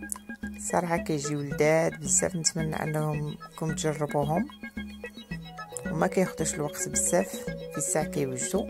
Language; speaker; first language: Arabic; native; Arabic